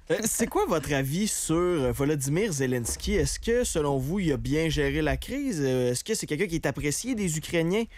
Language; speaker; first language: French; native; French